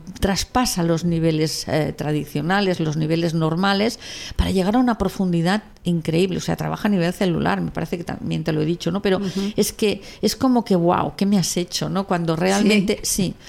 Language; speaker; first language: Spanish; non-native, local second language; Catalan